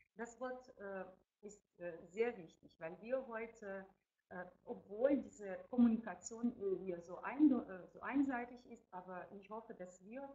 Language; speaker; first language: German; non-native, fluent; Ukrainian